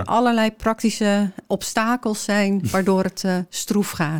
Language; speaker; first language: Dutch; native; Dutch